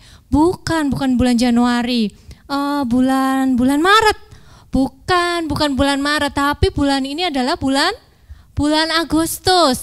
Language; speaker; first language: Indonesian; native; Indonesian